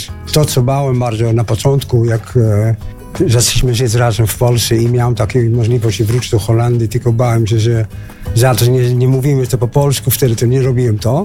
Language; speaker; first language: Polish; non-native, learner; Dutch